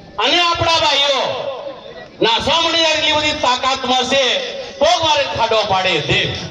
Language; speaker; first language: Gujarati; non-native, local second language; Bhili